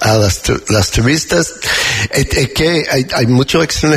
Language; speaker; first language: Spanish; non-native, learner; English